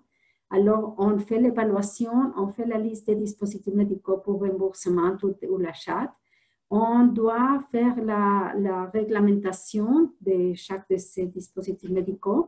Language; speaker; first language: French; non-native, fluent; Spanish